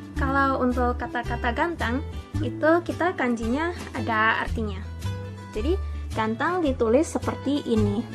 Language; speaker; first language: Indonesian; early bilingual, heritage; Indonesian